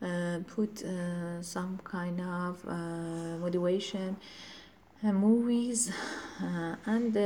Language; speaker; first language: English; non-native, learner; Persian